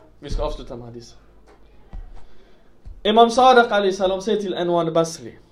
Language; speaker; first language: Swedish; non-native, local second language; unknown